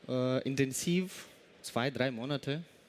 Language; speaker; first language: German; non-native, learner; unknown